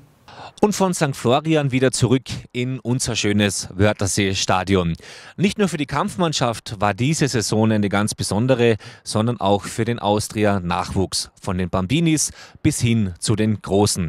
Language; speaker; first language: German; native; German